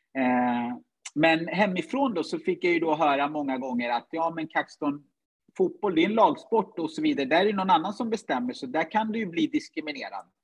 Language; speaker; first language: Swedish; early bilingual, other home language; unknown